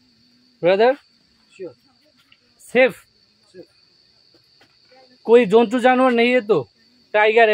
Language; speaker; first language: Hindi; non-native, learner; Bangla